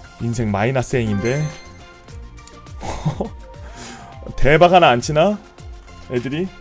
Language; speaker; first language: Korean; native; Korean